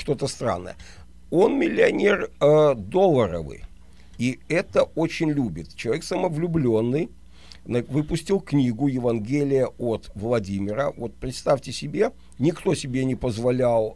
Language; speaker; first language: Russian; native; Russian